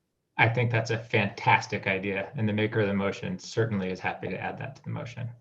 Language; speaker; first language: English; native; English